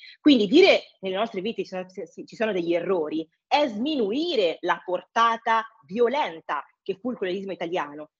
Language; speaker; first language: Italian; early bilingual, other home language; English